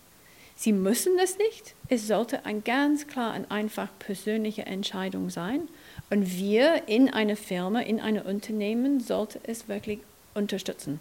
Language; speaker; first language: German; non-native, fluent; English